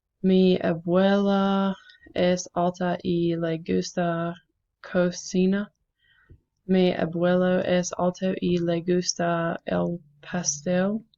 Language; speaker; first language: Spanish; non-native, learner; English